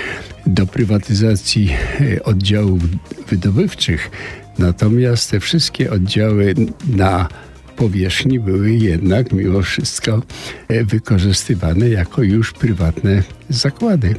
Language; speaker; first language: Polish; native; Polish